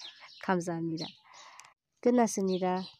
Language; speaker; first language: Korean; non-native, learner; Nepali